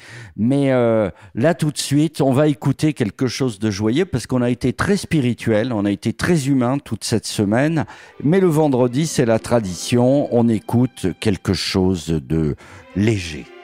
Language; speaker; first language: French; native; French